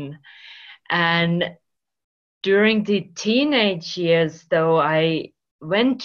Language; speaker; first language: English; non-native, fluent; Finnish